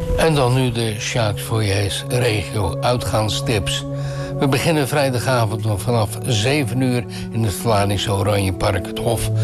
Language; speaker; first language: Dutch; native; Dutch